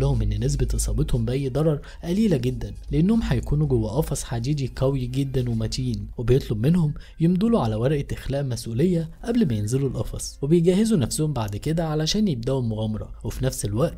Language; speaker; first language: Arabic; native; Arabic